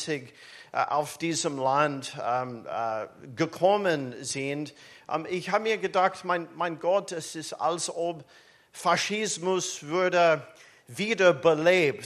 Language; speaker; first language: German; non-native, learner; English